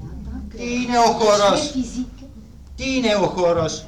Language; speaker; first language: Greek; non-native, learner; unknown